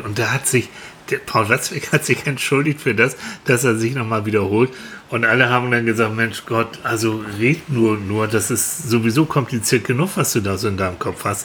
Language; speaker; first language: German; native; German